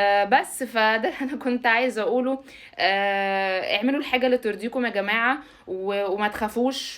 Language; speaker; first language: Arabic; native; Arabic